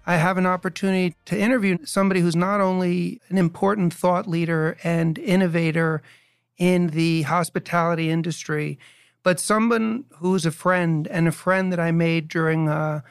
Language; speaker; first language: English; native; English